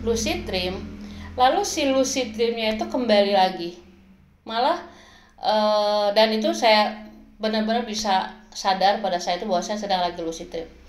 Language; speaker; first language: Indonesian; native; Indonesian